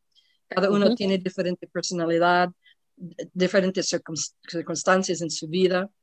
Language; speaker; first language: Spanish; non-native, learner; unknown